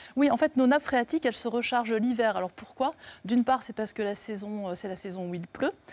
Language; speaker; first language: French; native; French